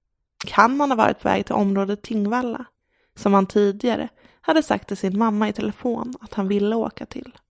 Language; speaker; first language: Swedish; native; Swedish